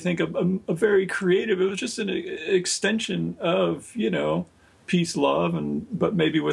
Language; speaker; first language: English; native; English